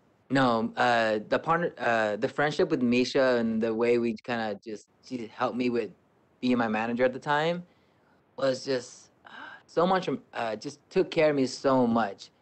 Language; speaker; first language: English; non-native, fluent; Spanish